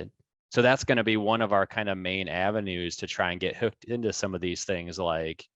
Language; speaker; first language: English; native; English